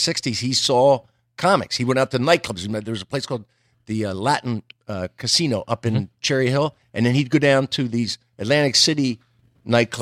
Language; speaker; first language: English; native; English